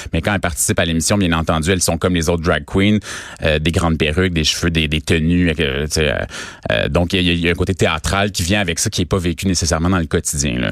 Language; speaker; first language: French; native; French